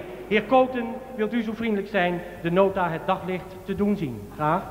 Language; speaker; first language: Dutch; native; Dutch